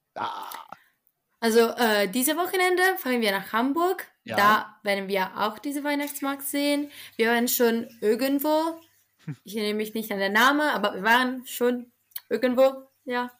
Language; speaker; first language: German; non-native, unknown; Italian